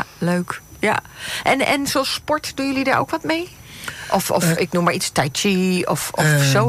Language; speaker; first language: Dutch; native; Dutch